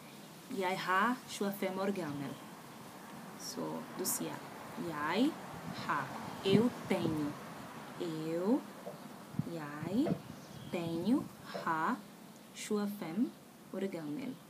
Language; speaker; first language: Norwegian; non-native, learner; Portuguese